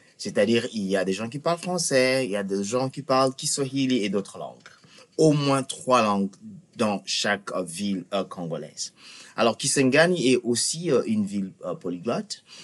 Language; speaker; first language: French; non-native, local second language; Lingala